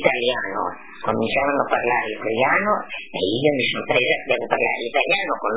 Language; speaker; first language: Italian; non-native, local second language; Friulian